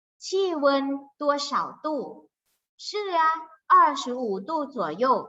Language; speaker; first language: Chinese; non-native, learner; Thai